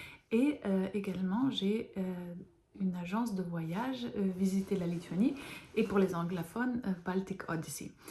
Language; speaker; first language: French; non-native, fluent; Lithuanian